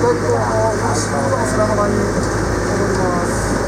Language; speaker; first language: Japanese; native; Japanese